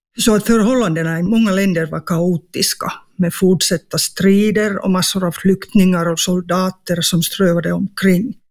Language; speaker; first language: Swedish; non-native, local second language; Finnish